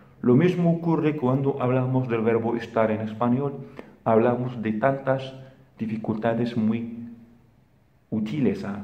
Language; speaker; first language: Spanish; non-native, fluent; Arabic